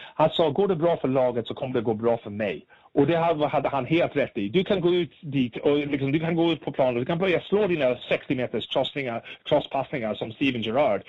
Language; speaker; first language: Swedish; native; Swedish